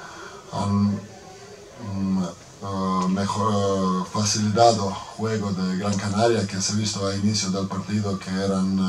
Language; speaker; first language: Spanish; non-native, fluent; Croatian